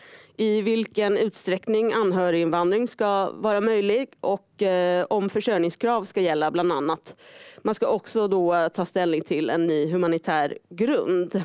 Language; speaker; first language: Swedish; native; Swedish